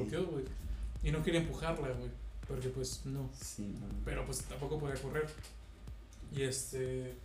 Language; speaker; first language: Spanish; native; Spanish